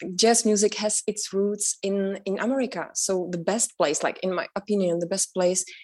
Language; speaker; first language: English; non-native, fluent; Czech